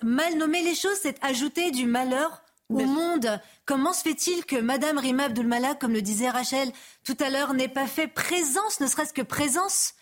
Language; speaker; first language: French; native; French